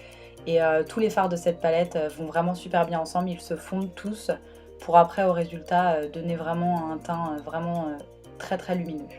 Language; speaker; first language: French; native; French